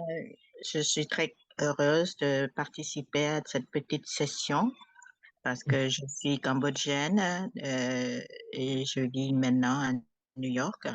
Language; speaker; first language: French; non-native, fluent; Khmer